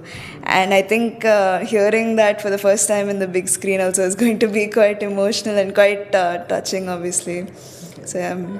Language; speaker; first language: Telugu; early bilingual, heritage; Telugu